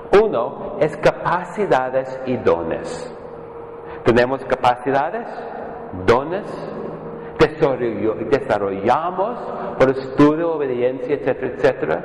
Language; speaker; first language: Spanish; non-native, fluent; English